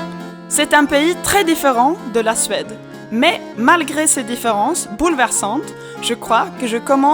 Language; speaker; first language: French; non-native, fluent; Swedish